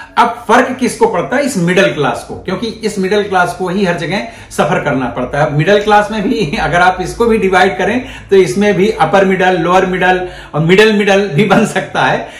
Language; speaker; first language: Hindi; native; Hindi